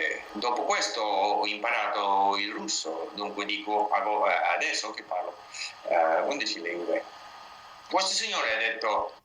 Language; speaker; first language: Italian; non-native, learner; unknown